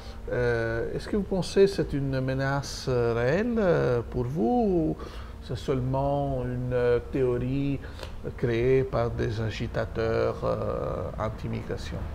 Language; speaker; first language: French; non-native, fluent; Italian